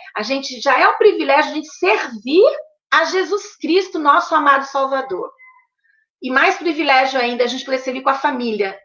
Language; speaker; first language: Portuguese; native; Portuguese